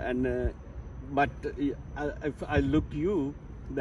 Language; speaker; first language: English; non-native, learner; Urdu